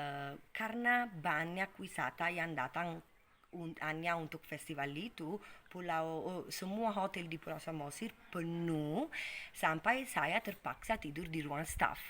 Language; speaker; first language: Indonesian; non-native, fluent; Italian